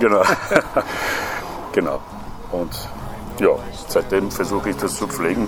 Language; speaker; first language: German; non-native, fluent; Persian